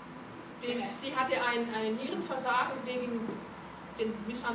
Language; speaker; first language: German; non-native, fluent; Hungarian